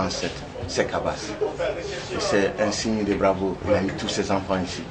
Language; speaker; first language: French; non-native, local second language; Bambara